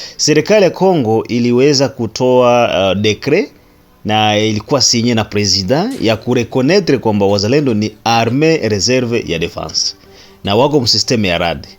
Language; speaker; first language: Swahili; native; Swahili